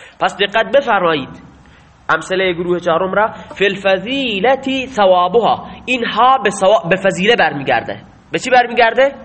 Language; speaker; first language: Persian; non-native, local second language; Baluchi